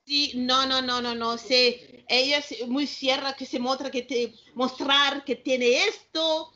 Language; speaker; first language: Spanish; non-native, learner; Malagasy